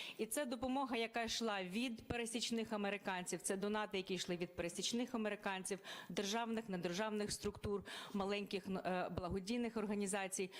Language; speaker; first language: Ukrainian; native; Ukrainian